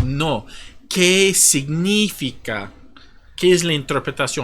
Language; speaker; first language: Spanish; non-native, fluent; English